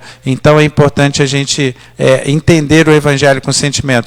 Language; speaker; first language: Portuguese; native; Portuguese